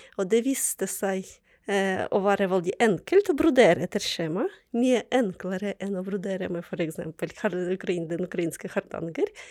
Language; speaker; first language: Norwegian; non-native, fluent; Ukrainian